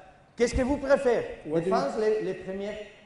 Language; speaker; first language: French; non-native, learner; Spanish